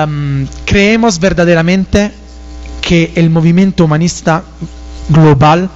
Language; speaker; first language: Spanish; non-native, fluent; Italian